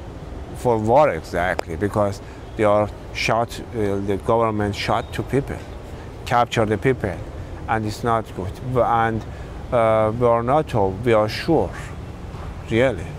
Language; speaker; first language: English; non-native, learner; Persian